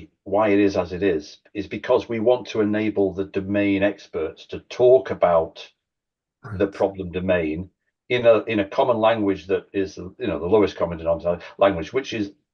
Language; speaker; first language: English; native; English